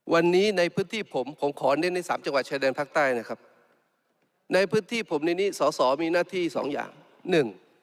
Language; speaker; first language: Thai; non-native, local second language; Malay